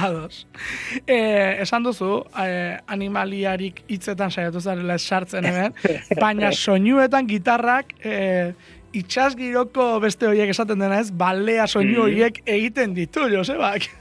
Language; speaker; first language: Basque; native; Basque